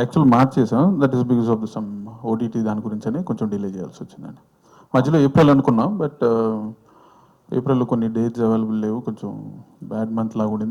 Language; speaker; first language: Telugu; native; Telugu